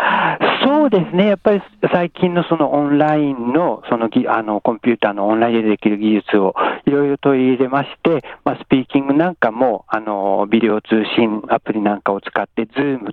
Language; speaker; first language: Japanese; native; Japanese